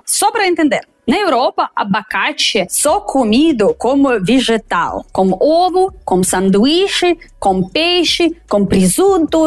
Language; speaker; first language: Portuguese; non-native, fluent; Russian